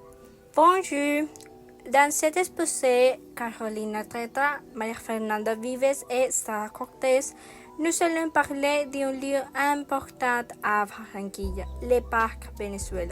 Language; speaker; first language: French; non-native, learner; Spanish